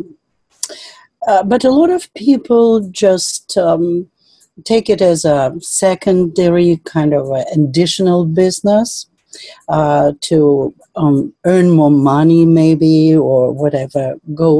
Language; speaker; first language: English; non-native, fluent; Russian